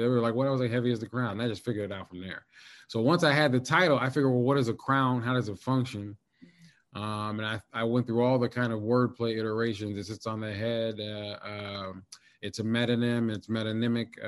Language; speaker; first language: English; native; English